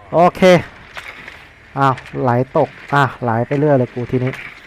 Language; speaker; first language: Thai; native; Thai